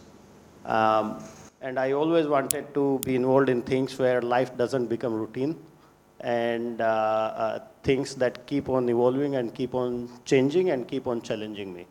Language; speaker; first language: English; non-native, local second language; Hindi